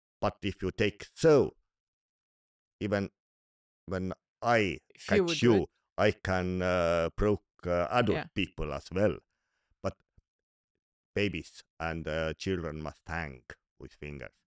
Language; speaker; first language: English; non-native, learner; Estonian